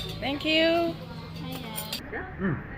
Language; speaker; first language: Korean; native; Korean